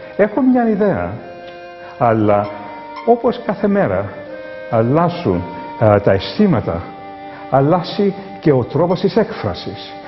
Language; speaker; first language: Greek; native; Greek